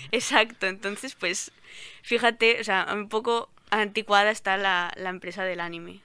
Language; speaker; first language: Spanish; non-native, local second language; Catalan